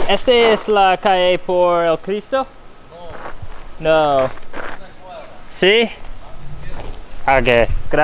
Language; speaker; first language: Spanish; non-native, learner; English